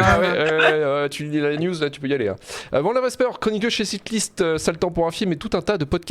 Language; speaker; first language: French; native; French